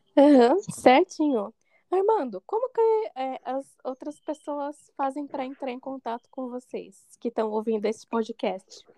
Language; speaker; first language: Portuguese; native; Portuguese